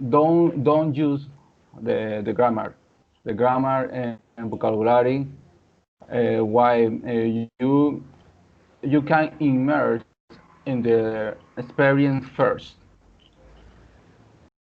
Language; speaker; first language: English; non-native, learner; Spanish